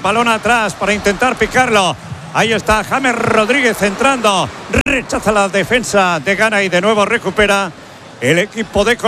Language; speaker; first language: Spanish; native; Spanish